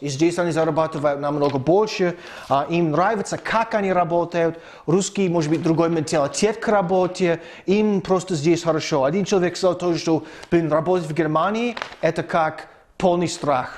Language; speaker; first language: Russian; non-native, fluent; English